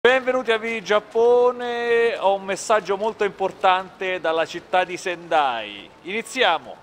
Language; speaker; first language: Italian; native; Italian